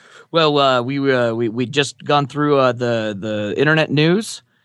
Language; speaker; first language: English; native; English